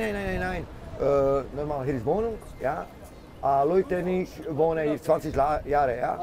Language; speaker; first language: German; non-native, learner; Czech